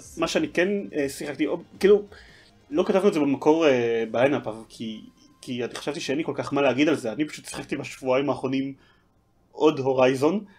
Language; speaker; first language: Hebrew; native; Hebrew